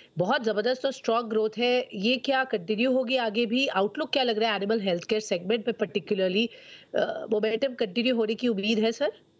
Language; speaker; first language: Hindi; native; Hindi